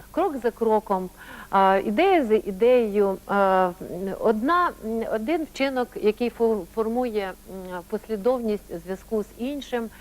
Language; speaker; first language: Ukrainian; native; Ukrainian